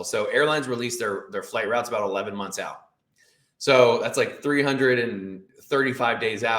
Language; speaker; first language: English; native; English